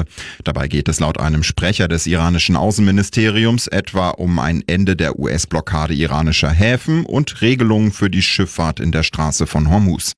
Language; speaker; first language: German; native; German